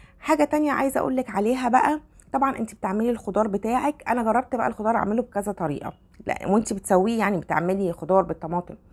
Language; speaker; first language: Arabic; native; Arabic